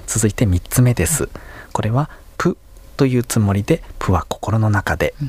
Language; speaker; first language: Japanese; native; Japanese